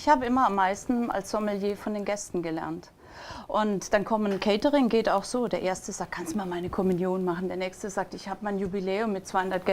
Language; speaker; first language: German; native; German